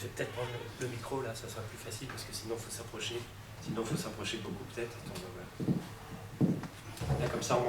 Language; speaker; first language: French; native; French